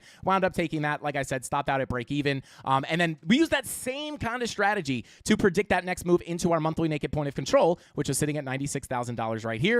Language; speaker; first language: English; native; English